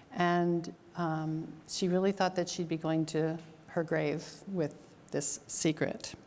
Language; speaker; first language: English; native; English